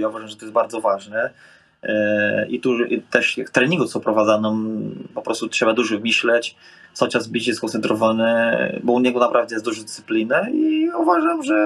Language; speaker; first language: Polish; non-native, fluent; Portuguese